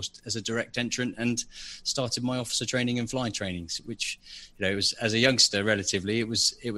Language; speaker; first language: English; native; English